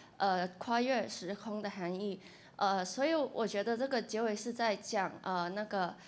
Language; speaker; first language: Chinese; non-native, local second language; Cantonese